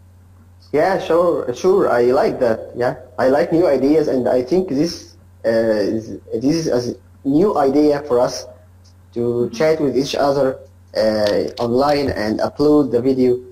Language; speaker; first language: English; non-native, learner; Arabic